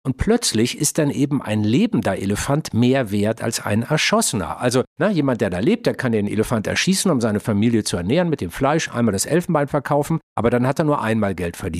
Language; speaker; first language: German; native; German